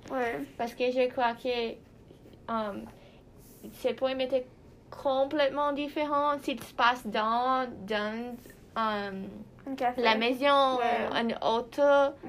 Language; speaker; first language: French; non-native, learner; Portuguese